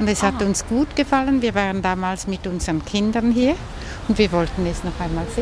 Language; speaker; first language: German; native; German